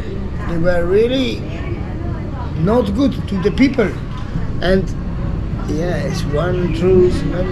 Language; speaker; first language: English; non-native, learner; Italian